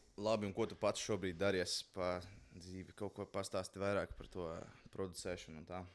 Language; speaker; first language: Latvian; native; Latvian